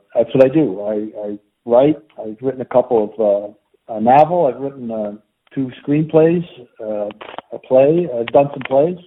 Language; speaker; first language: English; native; English